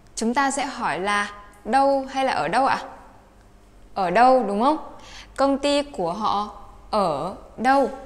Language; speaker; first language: Vietnamese; native; Vietnamese